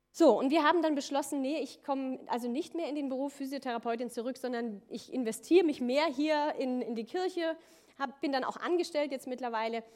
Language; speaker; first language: German; native; German